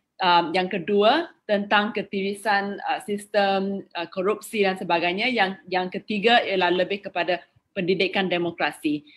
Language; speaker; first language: Malay; non-native, local second language; English